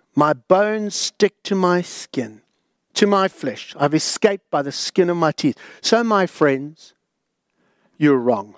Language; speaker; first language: English; native; English